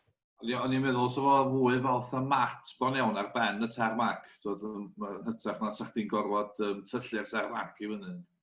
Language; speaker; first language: Welsh; native; Welsh